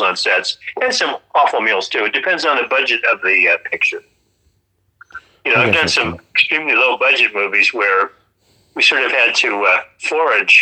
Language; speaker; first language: English; native; English